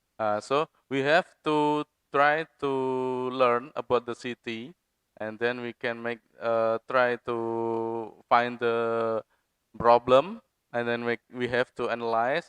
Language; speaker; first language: English; non-native, fluent; Indonesian